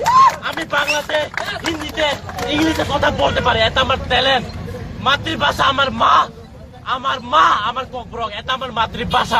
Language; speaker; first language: Bangla; non-native, local second language; Kok Borok